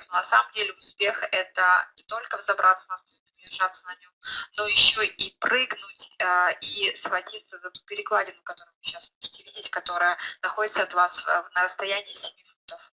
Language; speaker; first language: Russian; native; Russian